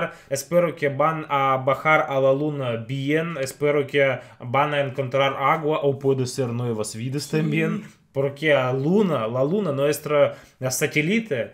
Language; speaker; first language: Spanish; non-native, learner; Russian